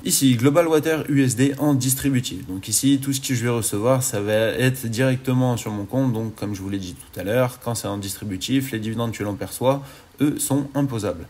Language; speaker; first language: French; native; French